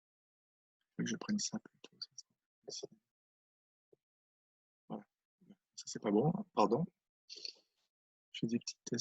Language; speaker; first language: French; native; French